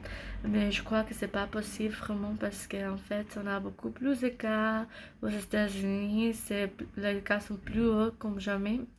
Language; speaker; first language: French; non-native, learner; English